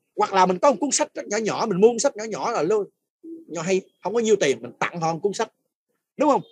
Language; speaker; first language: Vietnamese; non-native, fluent; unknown